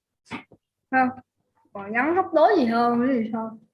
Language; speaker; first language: Vietnamese; native; Vietnamese